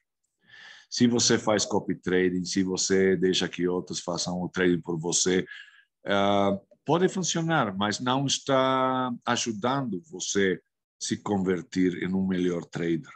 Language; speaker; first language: Portuguese; non-native, fluent; Spanish